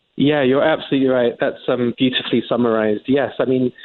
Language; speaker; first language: English; native; English